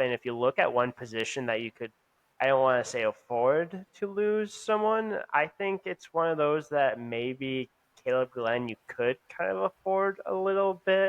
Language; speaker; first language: English; native; English